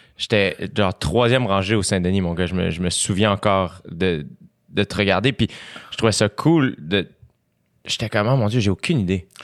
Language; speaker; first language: French; native; French